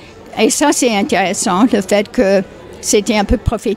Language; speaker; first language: French; non-native, fluent; English